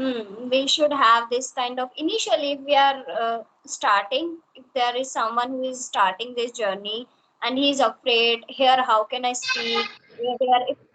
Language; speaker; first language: English; non-native, local second language; Hindi